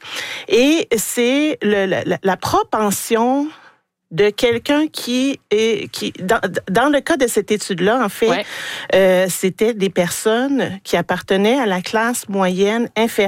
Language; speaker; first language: French; native; French